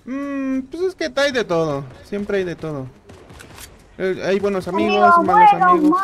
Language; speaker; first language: Spanish; native; Spanish